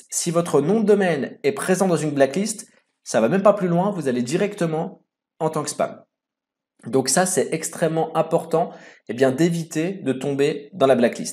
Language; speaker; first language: French; native; French